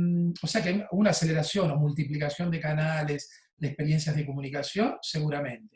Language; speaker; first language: Spanish; native; Spanish